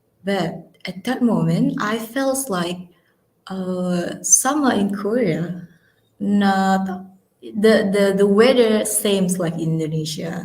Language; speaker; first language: English; non-native, learner; Indonesian